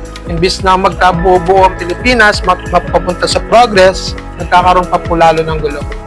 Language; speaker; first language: Filipino; native; Filipino